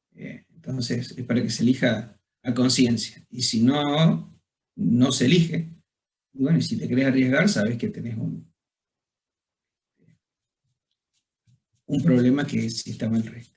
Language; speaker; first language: Spanish; native; Spanish